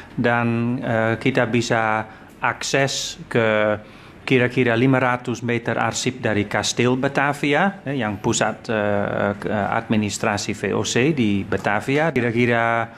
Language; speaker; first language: Indonesian; non-native, fluent; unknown